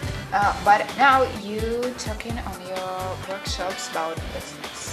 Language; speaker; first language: English; non-native, learner; Russian